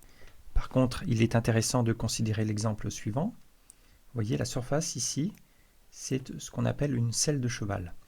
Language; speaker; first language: French; native; French